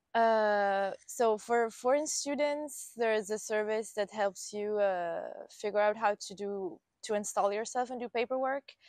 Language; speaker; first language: English; non-native, fluent; Italian